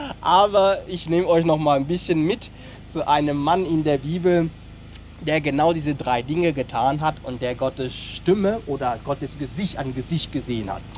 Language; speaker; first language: German; non-native, fluent; French